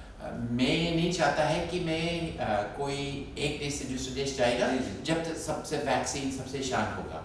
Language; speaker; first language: Hindi; non-native, fluent; English